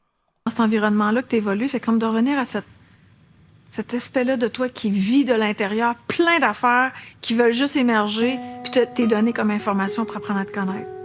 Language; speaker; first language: French; native; French